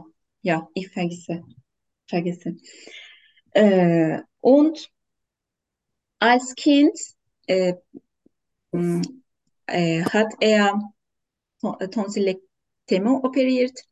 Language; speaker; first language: German; non-native, learner; Turkish